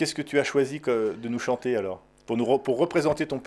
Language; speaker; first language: French; native; French